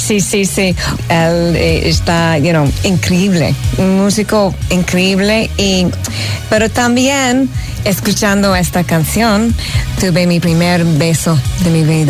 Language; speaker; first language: Spanish; non-native, fluent; English